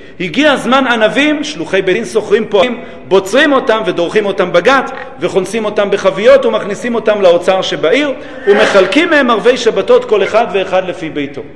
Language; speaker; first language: Hebrew; native; Hebrew